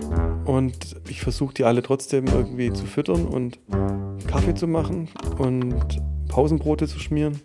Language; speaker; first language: German; native; German